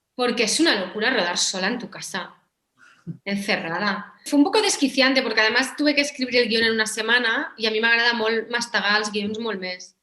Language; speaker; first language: Spanish; native; Spanish